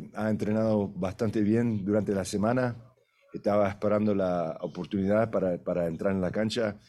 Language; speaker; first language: Spanish; native; Spanish